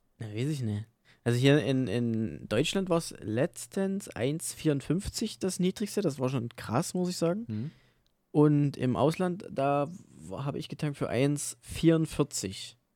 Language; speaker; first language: German; native; German